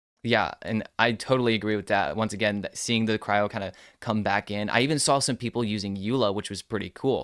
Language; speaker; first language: English; native; English